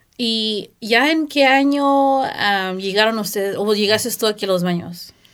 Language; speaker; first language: Spanish; early bilingual, heritage; Spanish